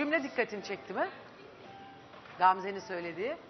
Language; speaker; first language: Turkish; native; Turkish